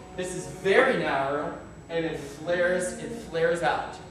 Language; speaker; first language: English; native; English